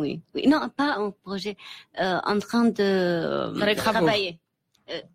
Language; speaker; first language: French; non-native, learner; Arabic